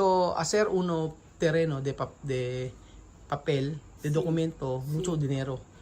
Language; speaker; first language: Spanish; non-native, learner; Filipino